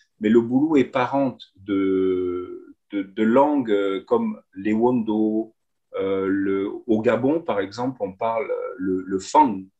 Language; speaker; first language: French; native; French